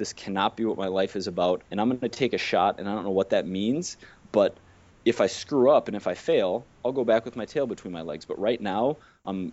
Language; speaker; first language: English; native; English